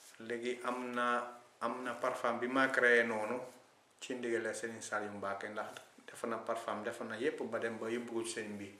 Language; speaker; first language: Wolof; non-native, fluent; Italian